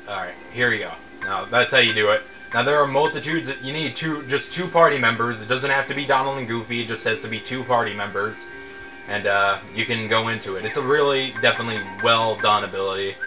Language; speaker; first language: English; native; English